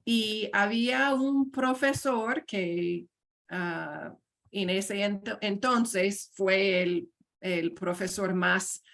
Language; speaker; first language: Spanish; non-native, fluent; English